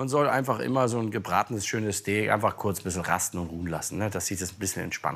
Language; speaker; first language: German; native; German